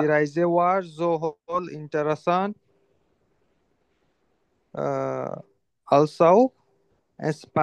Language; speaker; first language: German; non-native, learner; Bangla